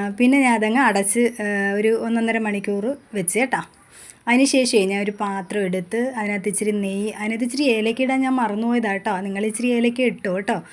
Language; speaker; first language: Malayalam; native; Malayalam